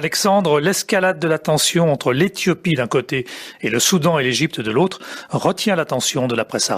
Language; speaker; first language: French; native; French